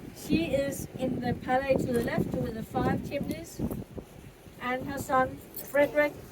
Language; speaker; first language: English; non-native, fluent; Danish